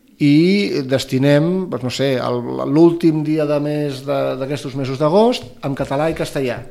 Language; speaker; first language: Catalan; non-native, local second language; Spanish